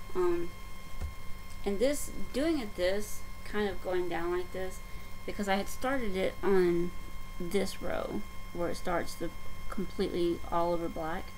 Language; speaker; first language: English; native; English